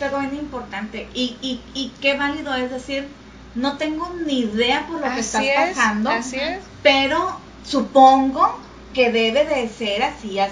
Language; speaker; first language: Spanish; native; Spanish